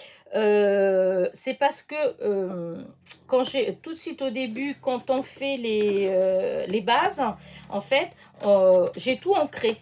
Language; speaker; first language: French; native; French